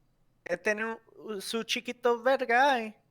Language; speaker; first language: Spanish; non-native, learner; English